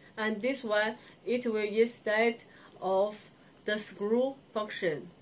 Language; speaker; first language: English; non-native, learner; Chinese